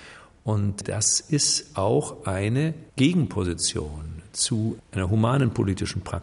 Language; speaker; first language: German; native; German